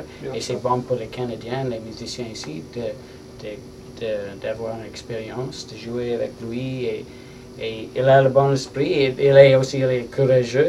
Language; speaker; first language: French; non-native, learner; English